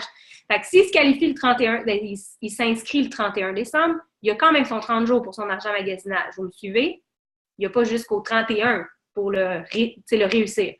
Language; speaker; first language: French; native; French